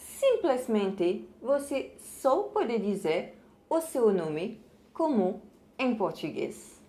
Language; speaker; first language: Portuguese; non-native, fluent; French